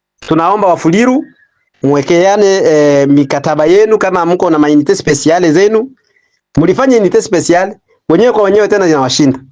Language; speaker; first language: Swahili; native; Swahili